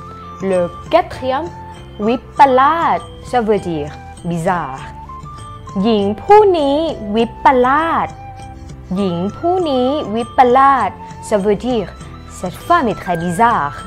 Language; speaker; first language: French; non-native, fluent; Thai